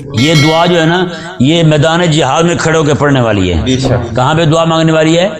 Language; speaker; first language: Urdu; non-native, local second language; Punjabi